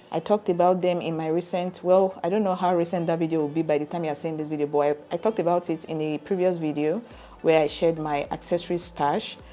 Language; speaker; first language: English; native; English